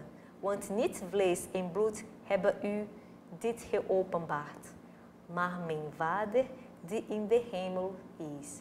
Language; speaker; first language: Dutch; non-native, fluent; Portuguese